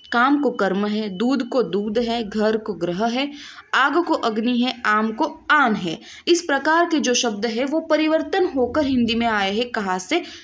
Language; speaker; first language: Hindi; non-native, local second language; Marathi